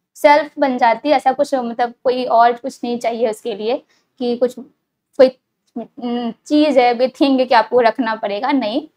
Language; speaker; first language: Hindi; native; Hindi